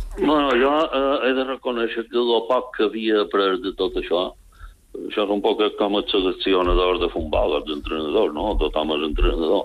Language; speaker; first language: Catalan; native; Catalan